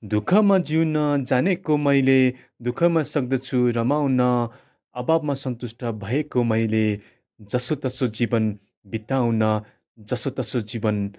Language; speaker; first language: Nepali; non-native, local second language; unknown